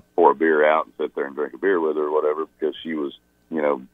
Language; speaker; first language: English; native; English